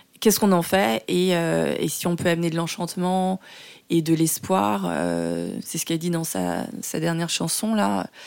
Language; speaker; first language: French; early bilingual, other home language; Vietnamese